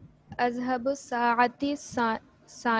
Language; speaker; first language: Arabic; non-native, learner; Urdu